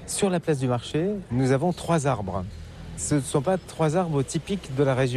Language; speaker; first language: French; native; French